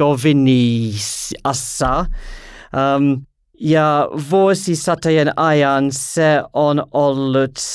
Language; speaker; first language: Finnish; non-native, learner; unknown